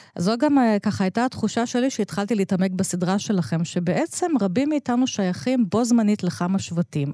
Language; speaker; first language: Hebrew; native; Hebrew